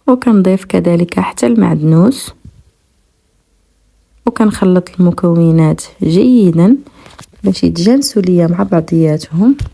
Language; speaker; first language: Arabic; native; Arabic